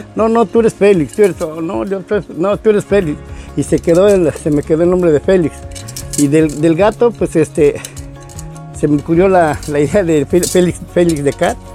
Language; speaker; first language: Spanish; native; Spanish